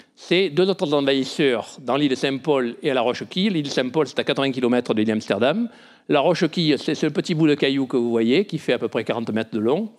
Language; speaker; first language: French; native; French